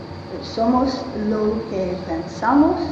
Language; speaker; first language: Spanish; non-native, learner; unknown